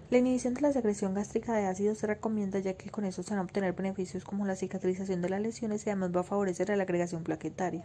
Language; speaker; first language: Spanish; native; Spanish